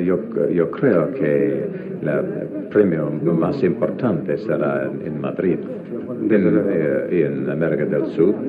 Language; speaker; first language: Spanish; non-native, learner; English